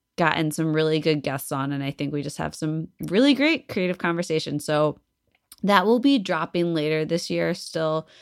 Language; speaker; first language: English; native; English